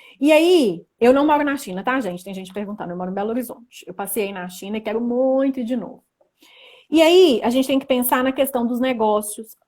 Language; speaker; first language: Portuguese; native; Portuguese